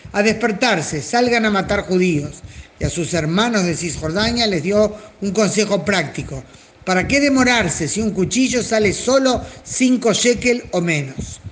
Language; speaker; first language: Spanish; native; Spanish